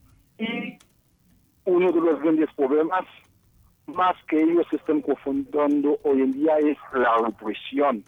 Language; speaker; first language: Spanish; non-native, fluent; Haitian Creole